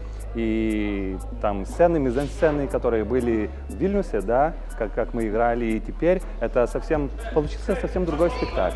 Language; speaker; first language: Russian; non-native, fluent; Lithuanian